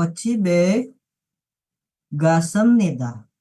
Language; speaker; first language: Korean; non-native, learner; Indonesian